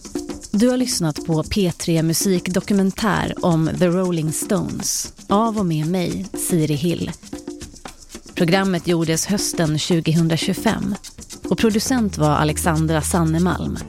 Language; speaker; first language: Swedish; native; Swedish